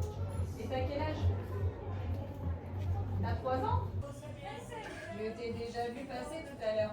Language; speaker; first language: French; native; French